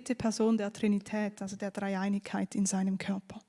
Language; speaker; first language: German; native; German